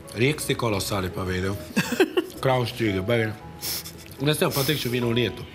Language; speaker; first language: Latvian; non-native, fluent; Italian